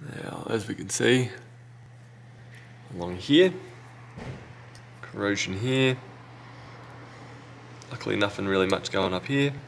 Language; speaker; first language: English; native; English